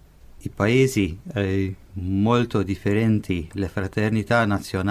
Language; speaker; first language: Italian; non-native, fluent; Hungarian